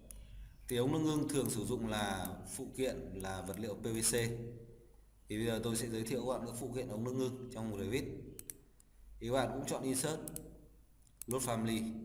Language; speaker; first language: Vietnamese; native; Vietnamese